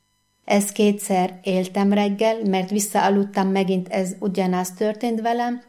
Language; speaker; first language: Hungarian; non-native, fluent; Arabic